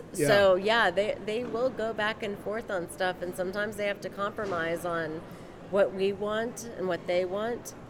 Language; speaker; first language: English; native; English